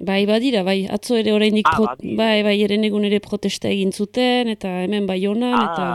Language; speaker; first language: Basque; native; Basque